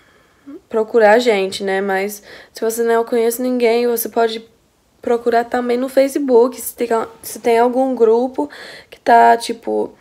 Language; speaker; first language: Portuguese; non-native, fluent; English